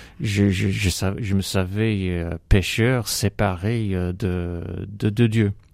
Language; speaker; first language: French; non-native, fluent; English